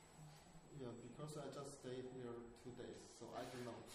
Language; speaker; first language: English; non-native, learner; Chinese